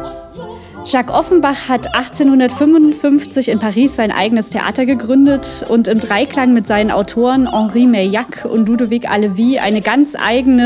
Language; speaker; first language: German; native; German